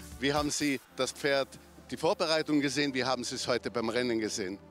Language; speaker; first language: German; native; German